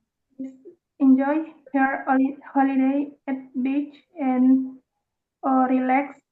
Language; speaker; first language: English; non-native, learner; Indonesian